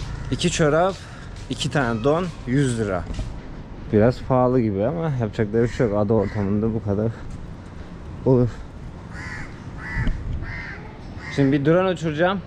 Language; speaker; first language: Turkish; native; Turkish